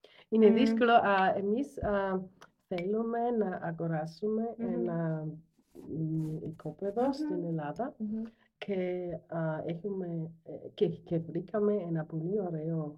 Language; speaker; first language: Greek; non-native, learner; German